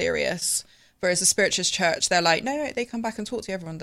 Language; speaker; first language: English; native; English